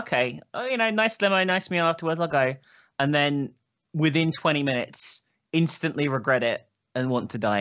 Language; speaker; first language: English; native; English